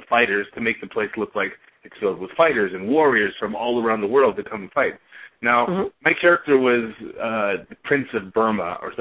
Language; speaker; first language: English; native; English